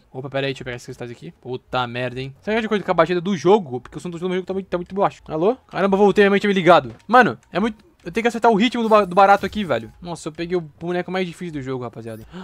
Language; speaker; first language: Portuguese; native; Portuguese